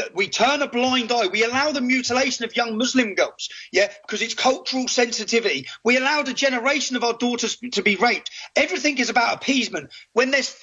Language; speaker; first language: English; native; English